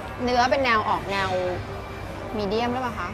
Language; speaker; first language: Thai; native; Thai